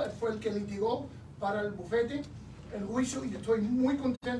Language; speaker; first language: Spanish; native; Spanish